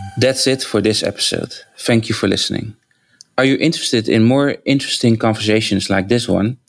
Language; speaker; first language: English; non-native, fluent; Dutch